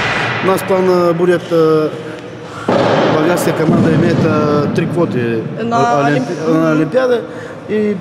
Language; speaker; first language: Russian; non-native, learner; Bulgarian